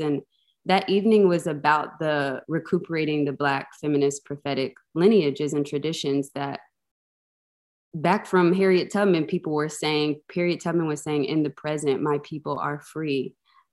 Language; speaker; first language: English; native; English